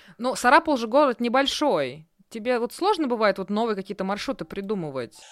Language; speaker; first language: Russian; native; Russian